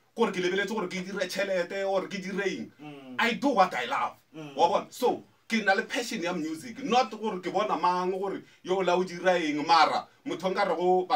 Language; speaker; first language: Northern Sotho; non-native, local second language; Zulu